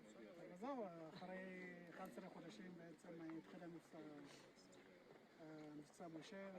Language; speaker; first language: Hebrew; non-native, fluent; Amharic